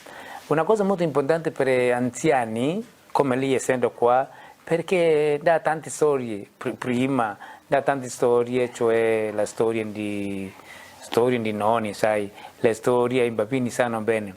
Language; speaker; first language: Italian; non-native, fluent; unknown